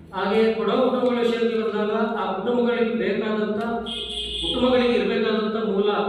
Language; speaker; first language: Kannada; non-native, local second language; Kodava